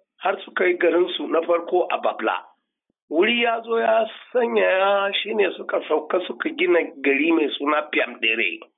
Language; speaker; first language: Hausa; non-native, local second language; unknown